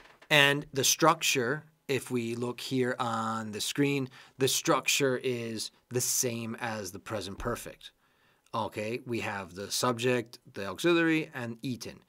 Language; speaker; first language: English; native; English